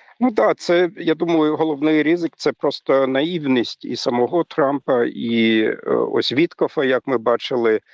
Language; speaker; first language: Ukrainian; non-native, fluent; German